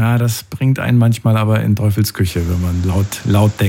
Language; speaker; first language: German; native; German